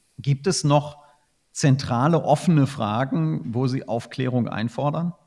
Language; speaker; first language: German; native; German